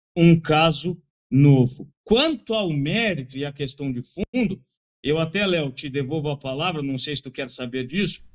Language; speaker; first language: Portuguese; native; Portuguese